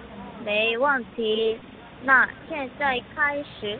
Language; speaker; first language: Chinese; non-native, learner; Korean